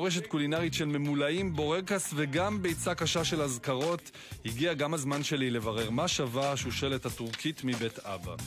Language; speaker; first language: Hebrew; native; Hebrew